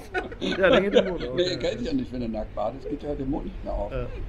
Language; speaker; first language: German; native; German